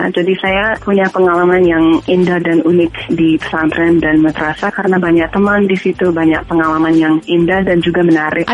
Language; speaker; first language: Indonesian; non-native, fluent; English